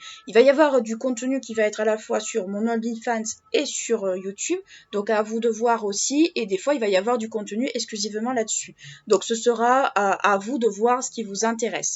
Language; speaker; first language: French; native; French